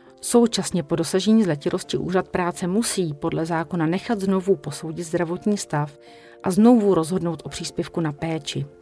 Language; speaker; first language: Czech; native; Czech